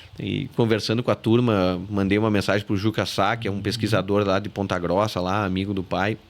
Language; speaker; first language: Portuguese; native; Portuguese